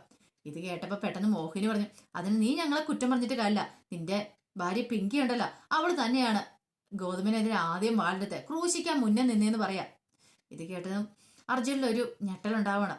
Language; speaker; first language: Malayalam; native; Malayalam